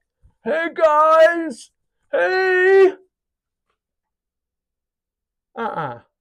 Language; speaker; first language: English; native; English